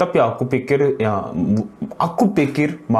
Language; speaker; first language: Indonesian; non-native, learner; Korean